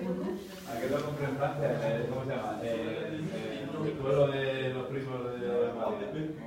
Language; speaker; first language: Spanish; native; Spanish